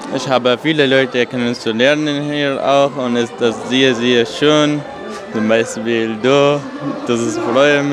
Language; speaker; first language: German; non-native, learner; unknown